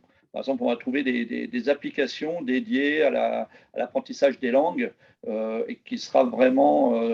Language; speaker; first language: French; native; French